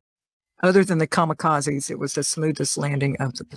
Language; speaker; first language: English; native; English